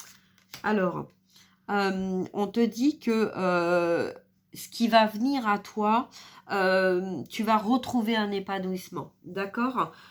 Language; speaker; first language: French; native; French